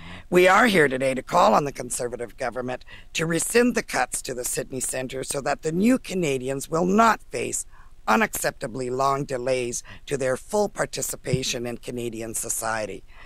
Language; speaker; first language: English; native; English